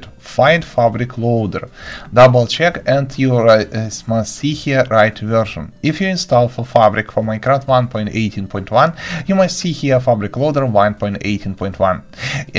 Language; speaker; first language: English; non-native, learner; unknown